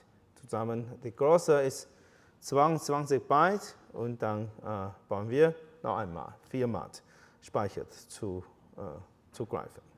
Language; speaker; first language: German; non-native, fluent; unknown